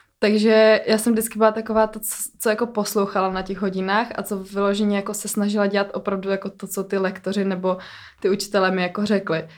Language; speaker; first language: Czech; native; Czech